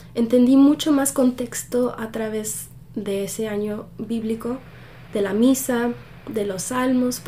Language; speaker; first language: Spanish; early bilingual, heritage; Spanish